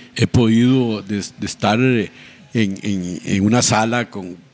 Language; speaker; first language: Spanish; native; Spanish